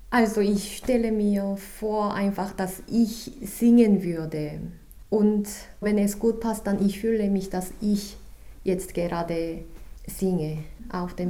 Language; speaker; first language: German; non-native, fluent; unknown